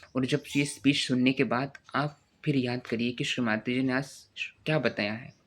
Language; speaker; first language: Hindi; non-native, local second language; Marathi